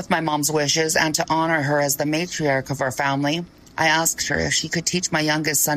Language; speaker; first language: English; native; English